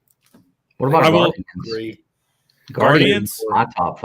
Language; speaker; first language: English; native; English